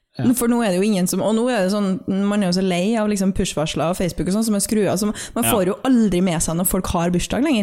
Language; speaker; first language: Norwegian; native; Norwegian